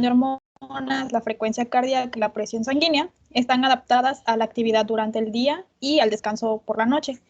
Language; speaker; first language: Spanish; native; Spanish